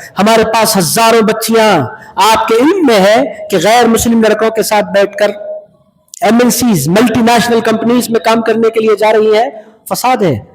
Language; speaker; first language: Urdu; native; Urdu